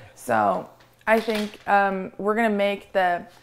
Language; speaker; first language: English; non-native, fluent; Norwegian